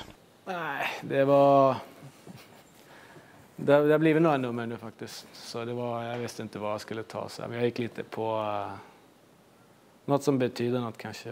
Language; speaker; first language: Swedish; native; Swedish